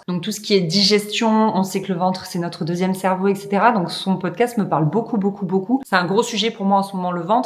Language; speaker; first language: French; native; French